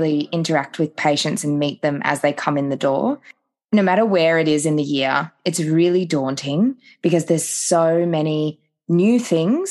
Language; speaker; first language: English; native; English